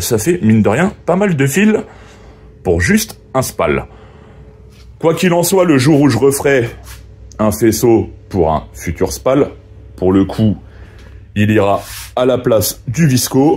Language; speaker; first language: French; native; French